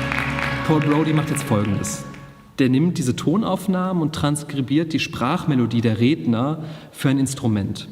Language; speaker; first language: German; native; German